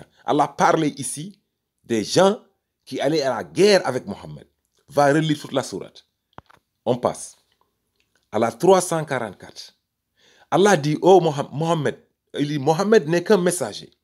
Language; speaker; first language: French; native; French